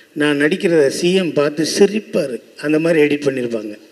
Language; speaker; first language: Tamil; native; Tamil